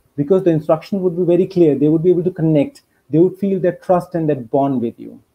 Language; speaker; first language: English; non-native, local second language; Hindi